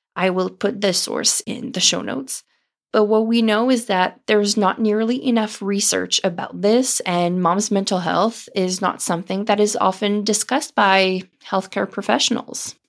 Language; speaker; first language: English; non-native, fluent; French